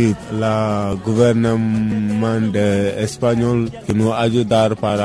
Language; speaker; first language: Spanish; non-native, learner; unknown